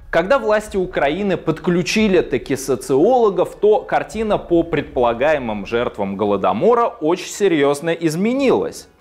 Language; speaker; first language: Russian; native; Russian